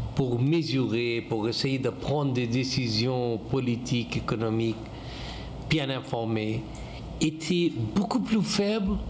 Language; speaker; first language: French; non-native, fluent; English